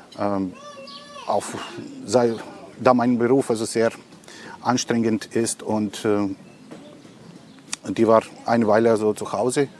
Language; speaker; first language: German; non-native, fluent; Serbian